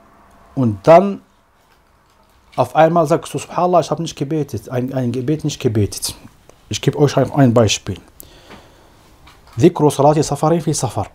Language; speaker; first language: German; non-native, fluent; Arabic